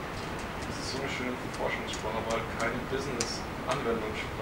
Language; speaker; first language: German; native; German